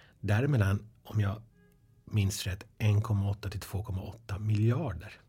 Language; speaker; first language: Swedish; early bilingual, other home language; Persian